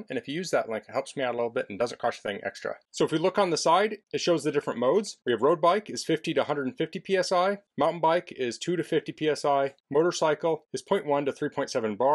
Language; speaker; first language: English; native; English